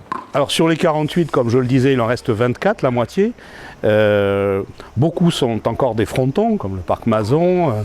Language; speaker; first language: French; native; French